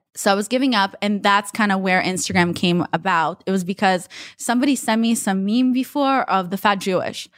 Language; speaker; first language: English; non-native, fluent; Hebrew